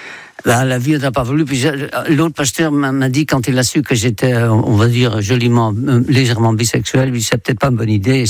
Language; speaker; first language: French; non-native, fluent; Dutch